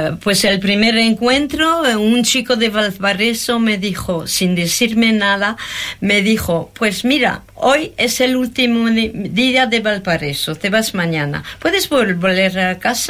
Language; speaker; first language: Spanish; non-native, fluent; French